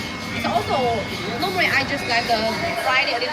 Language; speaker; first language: English; non-native, learner; Chinese